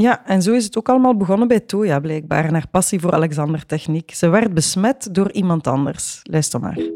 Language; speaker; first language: Dutch; native; Dutch